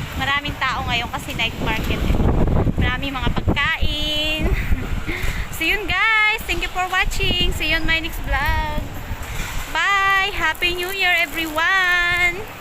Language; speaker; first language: Filipino; native; Filipino